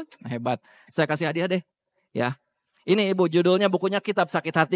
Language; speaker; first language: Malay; non-native, local second language; Sundanese